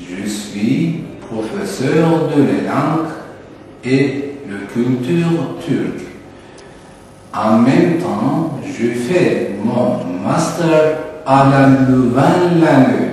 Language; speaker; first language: French; non-native, fluent; Turkish